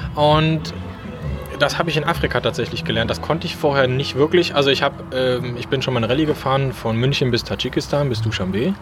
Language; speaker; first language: German; native; German